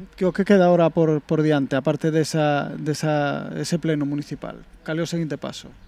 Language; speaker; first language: Galician; non-native, local second language; Spanish